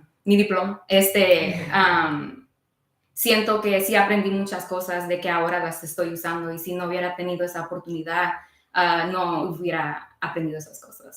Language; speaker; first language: Spanish; early bilingual, heritage; Spanish